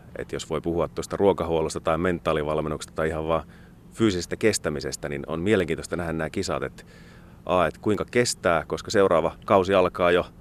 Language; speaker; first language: Finnish; native; Finnish